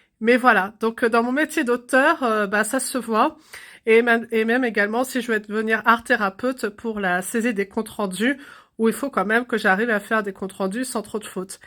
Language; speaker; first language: French; native; French